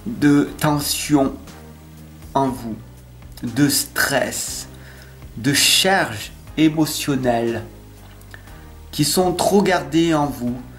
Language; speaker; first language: French; native; French